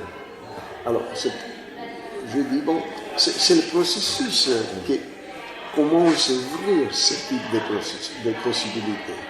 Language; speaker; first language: French; non-native, fluent; Spanish